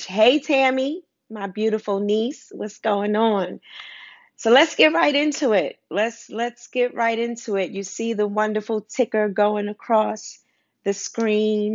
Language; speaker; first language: English; native; English